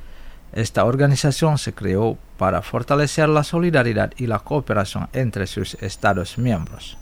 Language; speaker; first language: Spanish; non-native, fluent; Indonesian